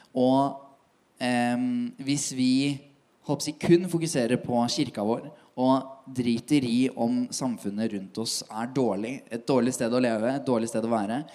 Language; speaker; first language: Norwegian; native; Norwegian